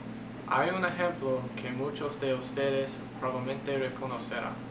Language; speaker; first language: Spanish; non-native, learner; English